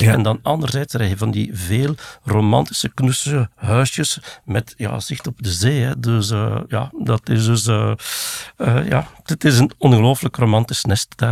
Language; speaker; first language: Dutch; native; Dutch